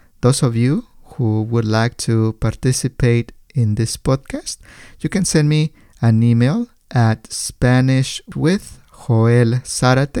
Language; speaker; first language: English; non-native, fluent; Spanish